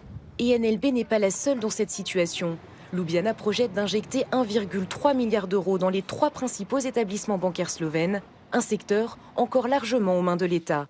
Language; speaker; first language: French; native; French